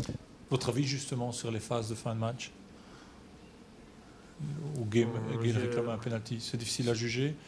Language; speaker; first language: French; native; French